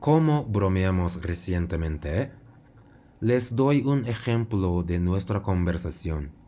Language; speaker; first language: Spanish; non-native, fluent; Japanese